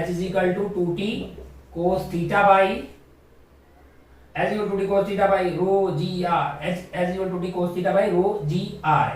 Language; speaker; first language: Hindi; native; Hindi